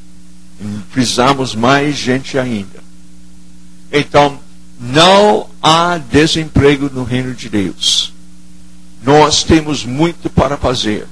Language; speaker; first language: Portuguese; non-native, fluent; English